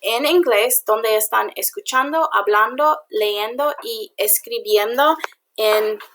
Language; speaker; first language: Spanish; non-native, learner; English